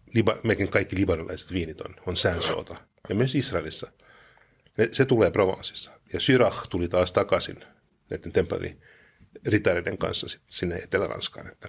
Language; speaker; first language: Finnish; early bilingual, heritage; Finnish